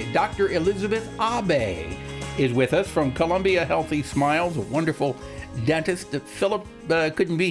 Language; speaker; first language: English; native; English